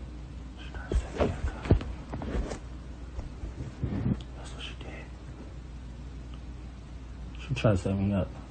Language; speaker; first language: English; native; English